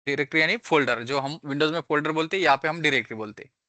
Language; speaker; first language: Hindi; non-native, local second language; Marathi